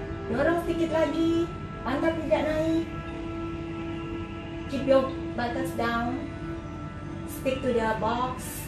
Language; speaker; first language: English; non-native, learner; Indonesian